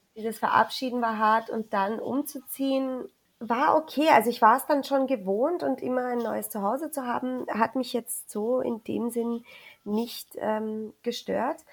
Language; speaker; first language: German; early bilingual, other home language; Spanish